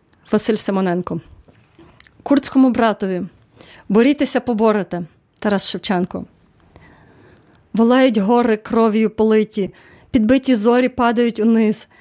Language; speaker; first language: Ukrainian; native; Ukrainian